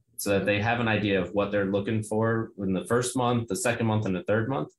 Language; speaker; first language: English; native; English